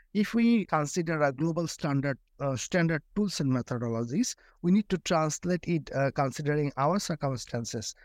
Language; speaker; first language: English; non-native, local second language; Bangla